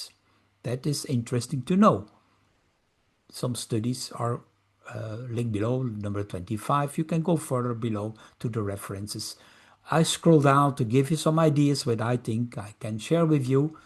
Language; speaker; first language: English; non-native, fluent; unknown